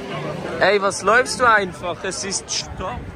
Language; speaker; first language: German; native; German